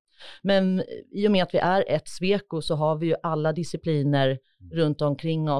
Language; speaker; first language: Swedish; native; Swedish